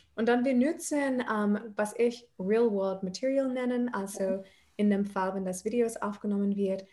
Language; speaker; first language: German; non-native, fluent; English